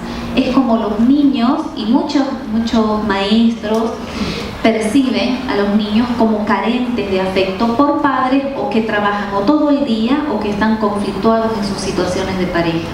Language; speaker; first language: Spanish; native; Spanish